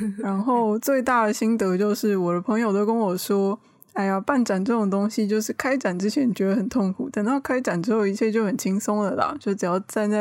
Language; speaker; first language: Chinese; native; Chinese